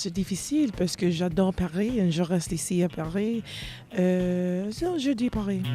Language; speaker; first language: French; non-native, learner; English